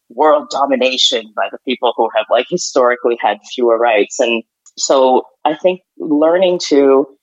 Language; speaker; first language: English; early bilingual, other home language; Ukrainian